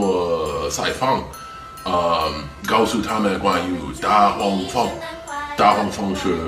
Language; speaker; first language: Chinese; non-native, learner; English